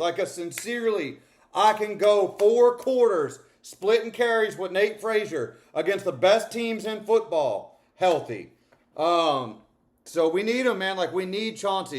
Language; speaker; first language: English; native; English